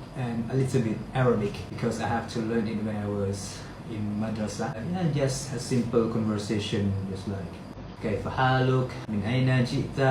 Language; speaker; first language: English; non-native, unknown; Thai